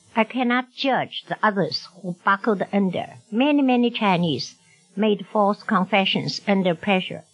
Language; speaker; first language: English; non-native, fluent; Chinese